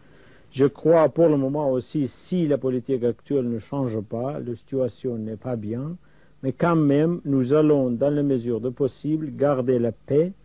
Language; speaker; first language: French; non-native, fluent; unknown